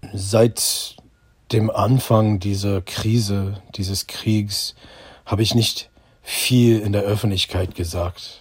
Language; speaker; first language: German; non-native, fluent; English